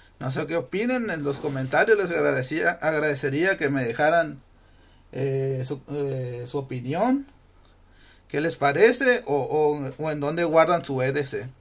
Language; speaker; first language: Spanish; native; Spanish